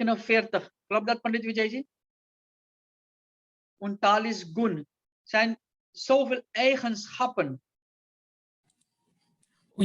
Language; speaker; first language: Dutch; non-native, local second language; Caribbean Hindustani